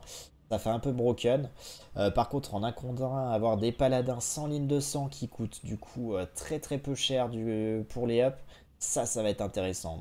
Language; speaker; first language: French; native; French